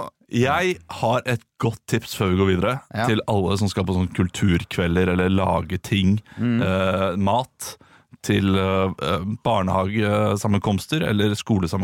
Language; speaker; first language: Norwegian; native; Norwegian